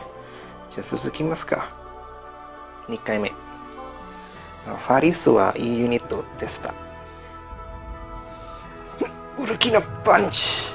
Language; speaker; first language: Japanese; non-native, learner; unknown